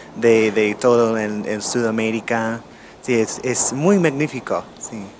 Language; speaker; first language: Spanish; non-native, fluent; English